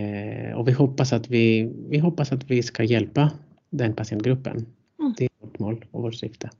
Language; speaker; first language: Swedish; non-native, fluent; Greek